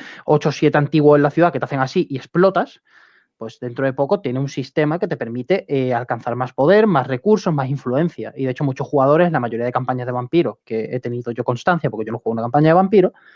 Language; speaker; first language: Spanish; native; Spanish